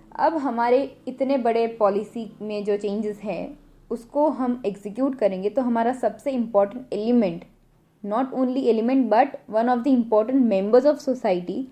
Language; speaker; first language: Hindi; non-native, local second language; Gujarati